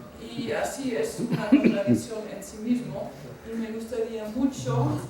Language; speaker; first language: Spanish; non-native, fluent; German